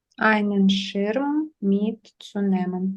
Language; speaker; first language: German; non-native, learner; Ukrainian